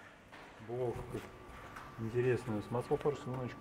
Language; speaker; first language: Russian; native; Russian